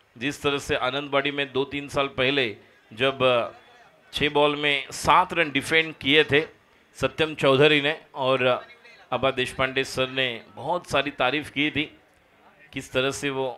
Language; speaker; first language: Hindi; non-native, local second language; Marathi